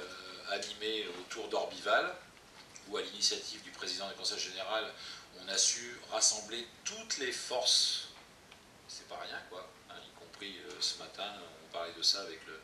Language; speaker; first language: French; native; French